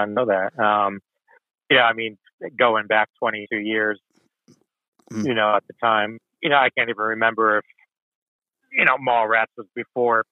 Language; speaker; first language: English; native; English